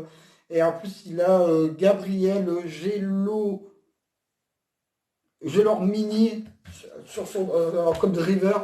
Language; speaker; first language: French; native; French